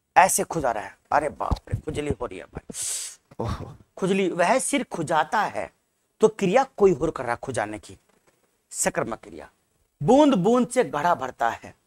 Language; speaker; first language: Hindi; native; Hindi